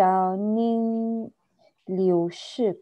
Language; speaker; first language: Chinese; non-native, learner; English